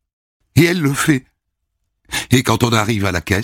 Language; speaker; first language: French; native; French